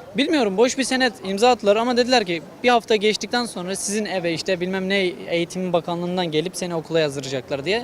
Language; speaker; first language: Turkish; non-native, local second language; Kurdish